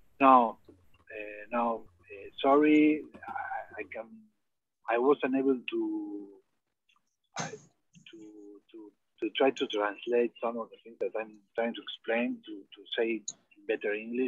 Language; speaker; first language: English; non-native, learner; Spanish